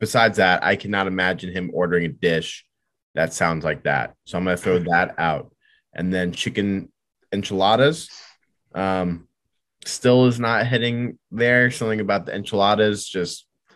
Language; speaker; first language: English; native; English